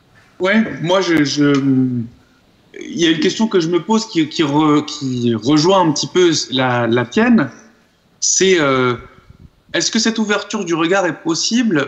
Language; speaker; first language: French; native; French